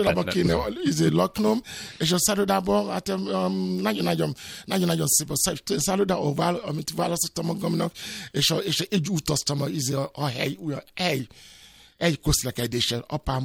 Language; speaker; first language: Hungarian; non-native, fluent; Yoruba